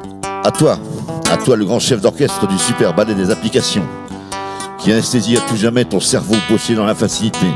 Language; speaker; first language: French; native; French